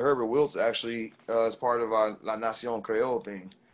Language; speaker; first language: English; native; English